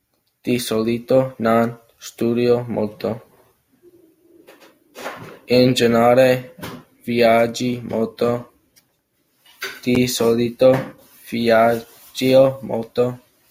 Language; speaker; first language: Italian; non-native, learner; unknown